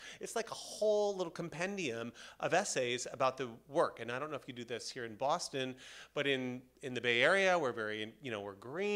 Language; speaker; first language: English; native; English